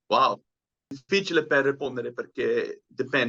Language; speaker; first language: Italian; non-native, learner; Dutch